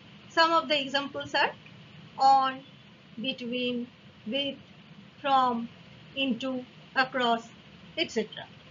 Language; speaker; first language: English; non-native, local second language; Bangla